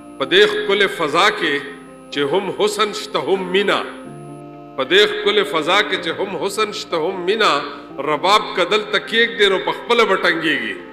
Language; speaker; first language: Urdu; non-native, local second language; Pashto